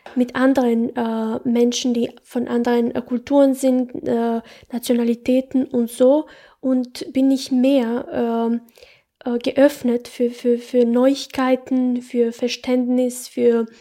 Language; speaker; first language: German; non-native, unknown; Bosnian